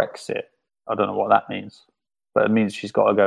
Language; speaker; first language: English; native; English